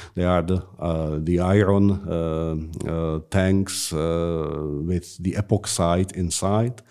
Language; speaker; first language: English; non-native, fluent; Czech